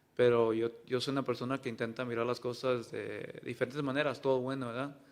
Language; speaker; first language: Spanish; early bilingual, heritage; Spanish